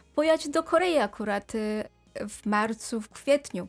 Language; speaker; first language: Polish; non-native, fluent; Korean